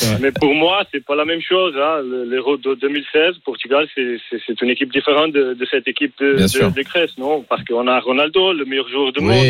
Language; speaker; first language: French; non-native, learner; Portuguese